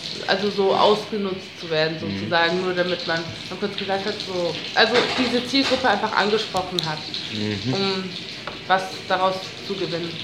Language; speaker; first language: German; native; German